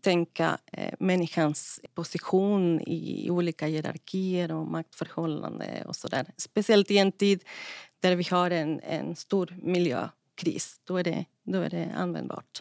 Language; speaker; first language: Swedish; non-native, fluent; Spanish